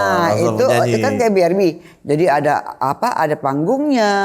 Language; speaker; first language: Indonesian; native; Indonesian